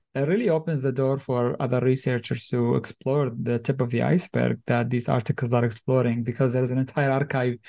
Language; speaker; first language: English; native; English